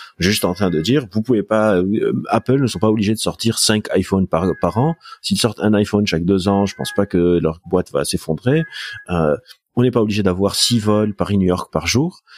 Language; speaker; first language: French; non-native, local second language; Arabic